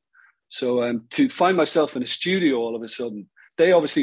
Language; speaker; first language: English; native; English